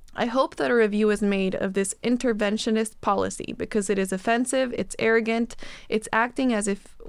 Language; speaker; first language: English; native; English